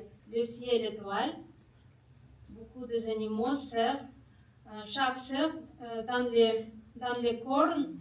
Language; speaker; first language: French; non-native, learner; Kazakh